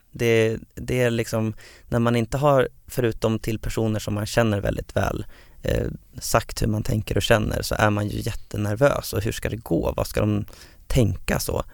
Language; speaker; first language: Swedish; native; Swedish